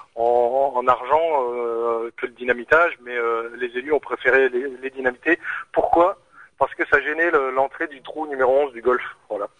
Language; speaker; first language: French; native; French